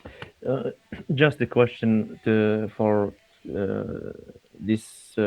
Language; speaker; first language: English; non-native, fluent; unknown